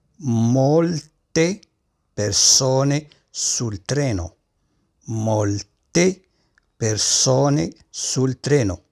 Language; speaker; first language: Italian; non-native, fluent; Arabic